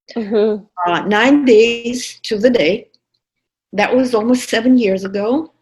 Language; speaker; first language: English; non-native, fluent; Russian